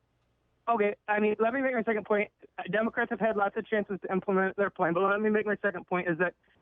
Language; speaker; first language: English; native; English